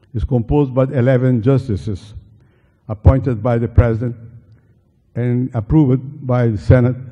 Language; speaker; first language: English; non-native, fluent; Portuguese